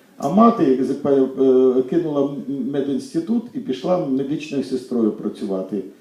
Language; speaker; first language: Ukrainian; native; Ukrainian